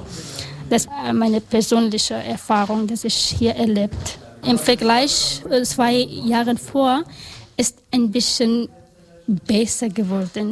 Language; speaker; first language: German; non-native, learner; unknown